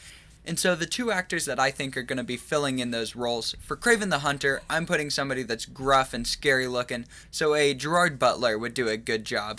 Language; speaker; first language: English; native; English